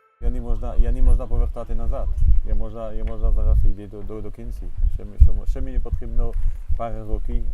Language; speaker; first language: Ukrainian; non-native, learner; French